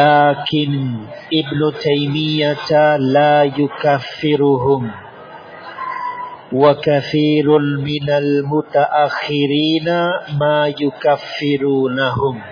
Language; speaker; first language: Arabic; non-native, fluent; Indonesian